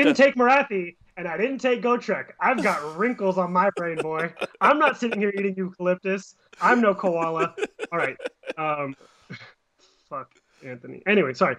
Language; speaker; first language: English; native; English